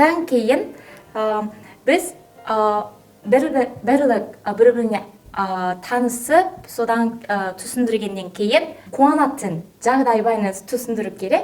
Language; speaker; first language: Kazakh; non-native, learner; Korean